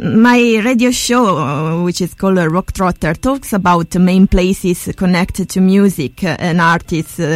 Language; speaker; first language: English; non-native, fluent; Italian